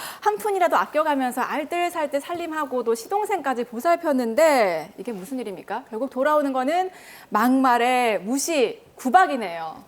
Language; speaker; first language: Korean; native; Korean